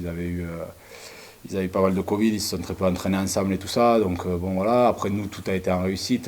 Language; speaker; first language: French; native; French